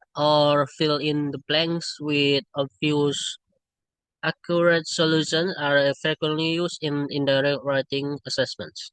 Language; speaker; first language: English; non-native, learner; Indonesian